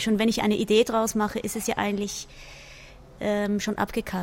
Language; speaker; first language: German; native; German